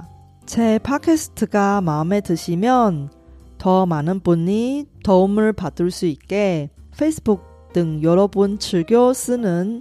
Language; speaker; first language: Korean; non-native, fluent; Chinese